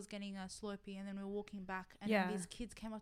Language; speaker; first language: English; non-native, local second language; Arabic